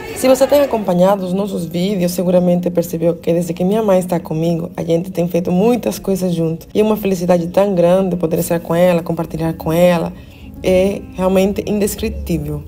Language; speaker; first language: Portuguese; non-native, fluent; Spanish